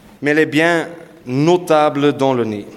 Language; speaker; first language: French; non-native, local second language; Dutch